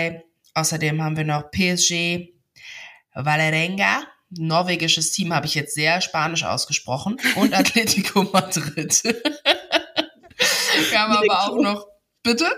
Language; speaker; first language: German; native; German